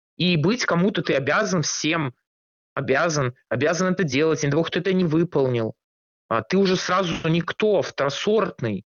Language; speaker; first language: Russian; native; Russian